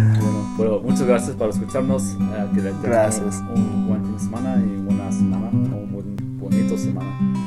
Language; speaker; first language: Spanish; early bilingual, heritage; Spanish